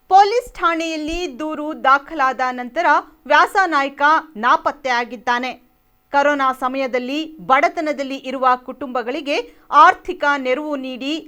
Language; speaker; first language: Kannada; native; Kannada